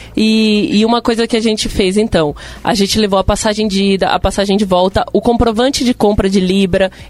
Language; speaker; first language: Portuguese; early bilingual, other home language; Spanish